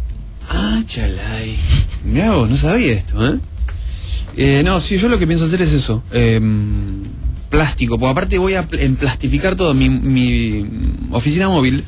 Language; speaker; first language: Spanish; native; Spanish